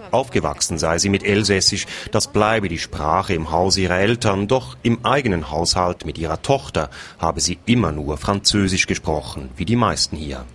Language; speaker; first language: German; native; German